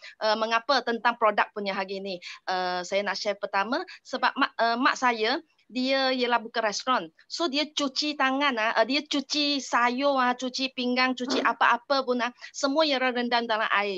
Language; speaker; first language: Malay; non-native, local second language; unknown